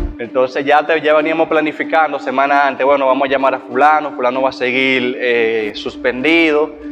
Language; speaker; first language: Spanish; native; Spanish